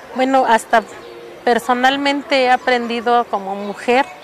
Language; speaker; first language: Spanish; native; Spanish